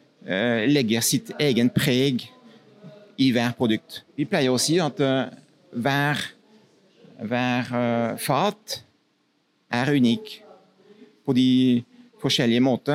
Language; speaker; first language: Norwegian; non-native, fluent; French